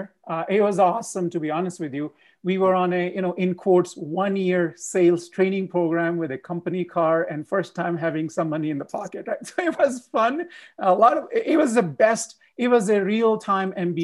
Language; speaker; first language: English; non-native, local second language; Punjabi